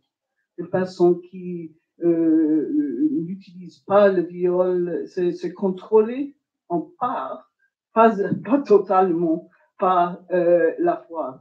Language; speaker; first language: French; non-native, fluent; English